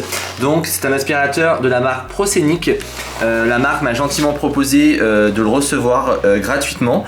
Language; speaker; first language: French; native; French